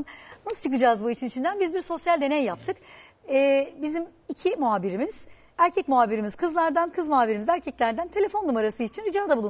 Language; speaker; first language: Turkish; native; Turkish